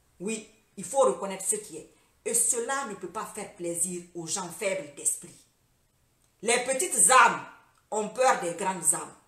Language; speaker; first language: French; non-native, local second language; Fula